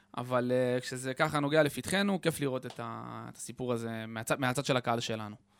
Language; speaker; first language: Hebrew; native; Hebrew